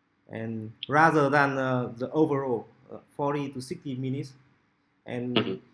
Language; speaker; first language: English; non-native, local second language; Vietnamese